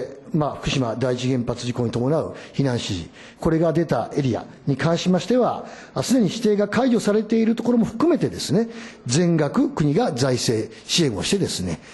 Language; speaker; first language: Japanese; native; Japanese